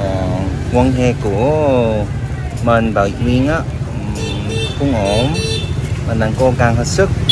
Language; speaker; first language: Vietnamese; non-native, learner; Korean